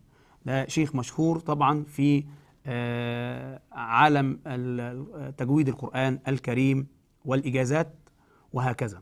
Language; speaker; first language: Arabic; native; Arabic